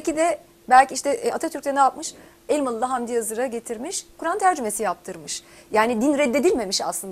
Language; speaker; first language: Turkish; native; Turkish